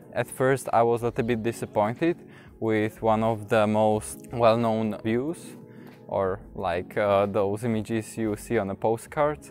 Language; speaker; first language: English; non-native, fluent; Slovak